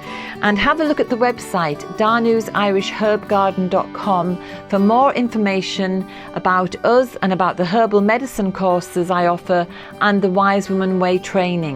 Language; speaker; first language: English; native; English